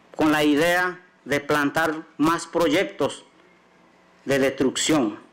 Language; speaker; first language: Spanish; native; Spanish